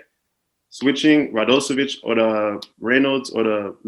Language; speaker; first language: German; non-native, fluent; English